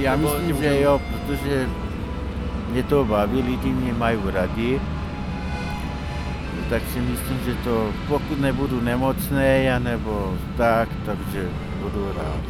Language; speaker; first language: Czech; non-native, local second language; Slovak